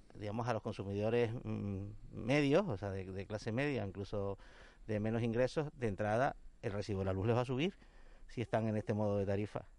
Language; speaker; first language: Spanish; native; Spanish